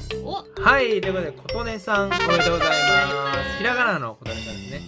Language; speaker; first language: Japanese; native; Japanese